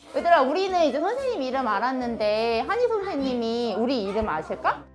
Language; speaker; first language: Korean; native; Korean